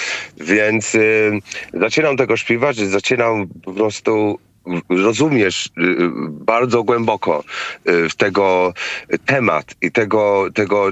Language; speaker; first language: Polish; non-native, fluent; English